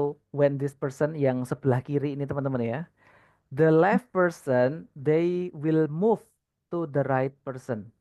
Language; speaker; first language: English; non-native, fluent; Indonesian